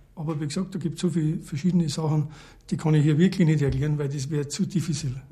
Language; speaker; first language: German; native; German